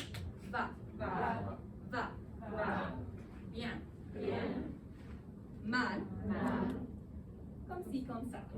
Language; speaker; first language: French; non-native, local second language; English